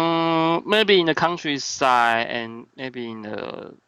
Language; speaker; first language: English; non-native, learner; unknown